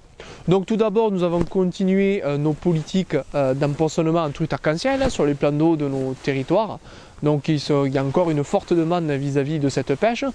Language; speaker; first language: French; native; French